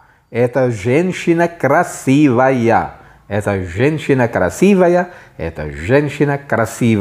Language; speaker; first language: Russian; non-native, fluent; Filipino